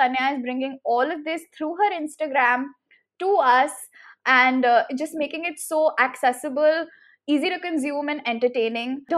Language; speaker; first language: English; non-native, local second language; Hindi